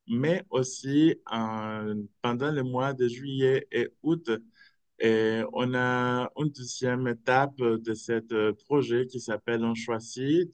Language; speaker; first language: French; non-native, fluent; Spanish